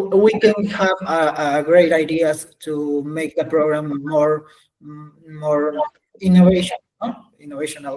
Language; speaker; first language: English; non-native, learner; Spanish